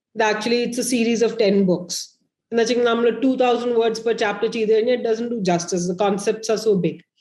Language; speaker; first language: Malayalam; early bilingual, heritage; Malayalam